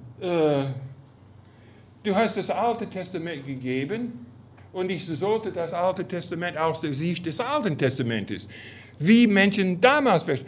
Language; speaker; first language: German; non-native, fluent; English